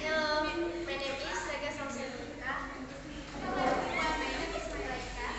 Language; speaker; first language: English; non-native, learner; Indonesian